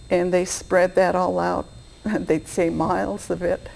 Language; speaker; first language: English; native; English